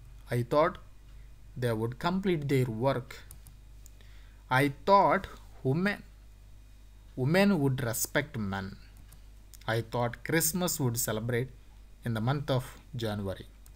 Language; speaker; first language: English; non-native, local second language; Telugu